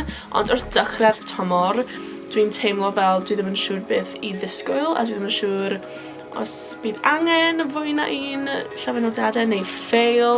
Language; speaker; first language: Welsh; non-native, local second language; English